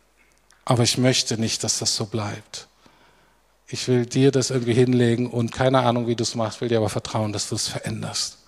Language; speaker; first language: German; native; German